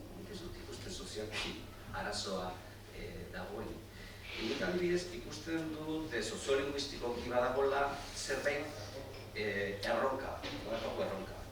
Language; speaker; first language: Basque; non-native, local second language; Spanish